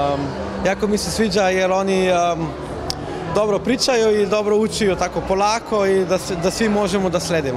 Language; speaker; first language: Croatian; non-native, learner; Slovenian